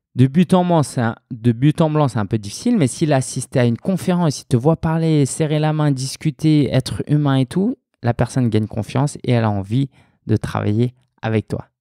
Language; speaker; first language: French; native; French